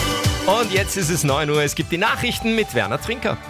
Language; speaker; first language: German; native; German